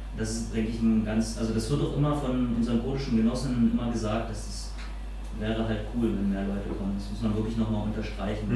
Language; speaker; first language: German; native; German